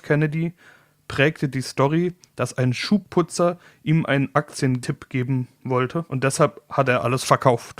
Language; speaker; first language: German; native; German